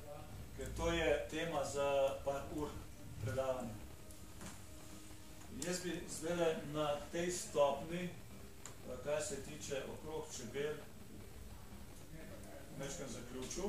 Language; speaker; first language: Slovenian; native; Slovenian